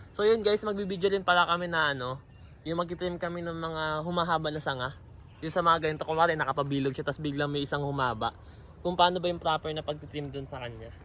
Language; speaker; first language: Filipino; native; Filipino